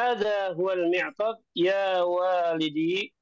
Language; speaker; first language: Arabic; non-native, learner; Indonesian